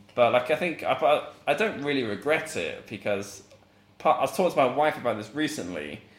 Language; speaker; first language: English; native; English